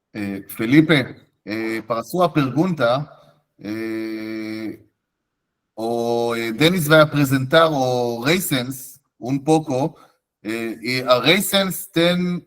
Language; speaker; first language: Portuguese; non-native, fluent; Hebrew